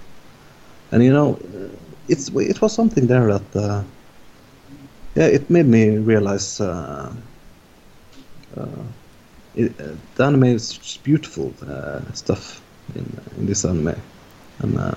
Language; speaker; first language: English; non-native, fluent; Norwegian